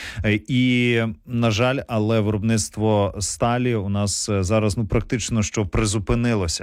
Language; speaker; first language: Ukrainian; native; Ukrainian